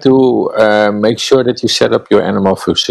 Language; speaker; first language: English; non-native, fluent; Dutch